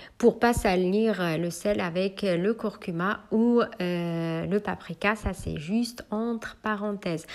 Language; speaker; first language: French; non-native, local second language; Arabic